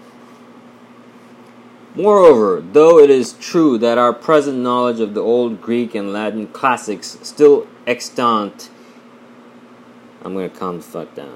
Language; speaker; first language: English; non-native, local second language; Bangla